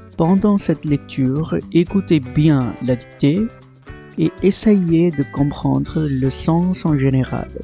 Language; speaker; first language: French; non-native, fluent; Marathi